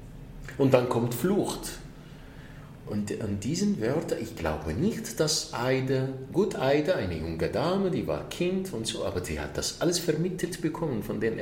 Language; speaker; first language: German; non-native, fluent; Arabic